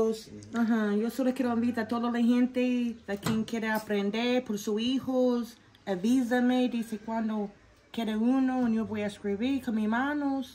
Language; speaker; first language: Spanish; non-native, learner; English